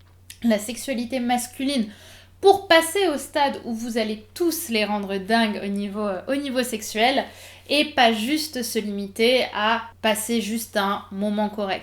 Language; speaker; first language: French; native; French